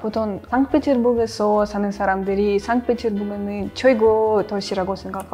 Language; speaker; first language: Korean; non-native, learner; Russian